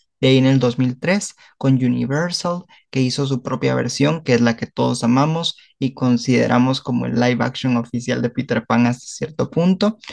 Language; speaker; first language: Spanish; native; Spanish